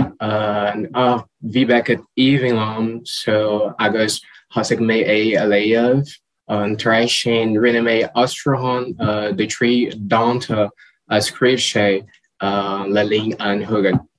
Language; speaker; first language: Irish; non-native, learner; Portuguese